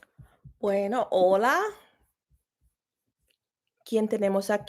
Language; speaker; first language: Spanish; non-native, fluent; English